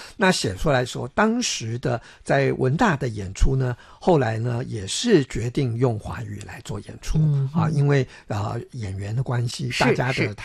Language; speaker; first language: Chinese; non-native, local second language; Min Nan Chinese